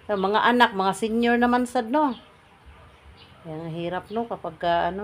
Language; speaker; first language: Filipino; non-native, local second language; Cebuano